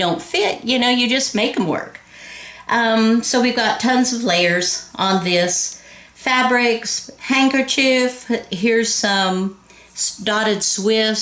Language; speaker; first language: English; native; English